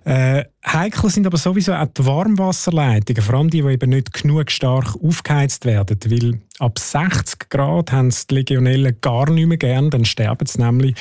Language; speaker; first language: German; native; German